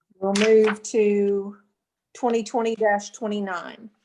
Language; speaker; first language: English; native; English